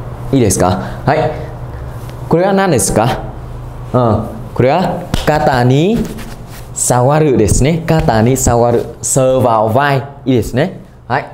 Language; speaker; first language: Japanese; non-native, fluent; Vietnamese